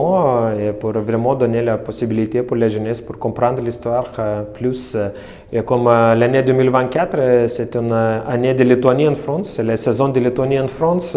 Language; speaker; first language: French; non-native, fluent; Lithuanian